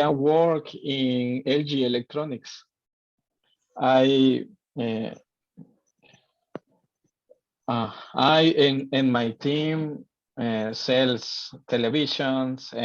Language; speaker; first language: English; non-native, learner; Spanish